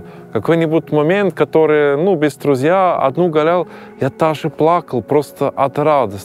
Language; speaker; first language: Russian; non-native, learner; German